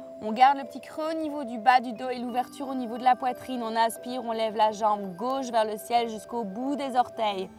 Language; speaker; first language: French; native; French